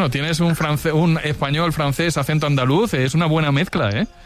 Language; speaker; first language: Spanish; native; Spanish